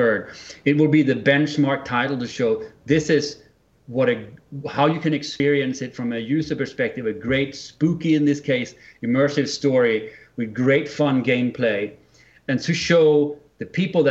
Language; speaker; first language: English; non-native, fluent; Swedish